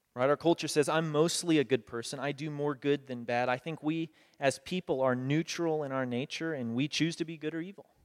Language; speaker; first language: English; native; English